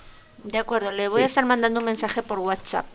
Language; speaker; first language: Spanish; native; Spanish